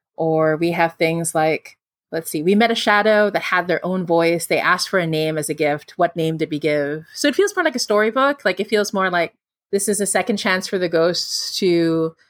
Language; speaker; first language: English; non-native, local second language; Filipino